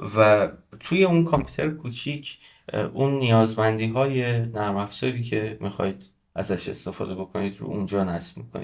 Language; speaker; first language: Persian; native; Persian